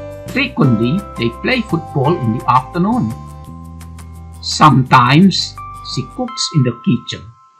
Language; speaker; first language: English; non-native, fluent; Indonesian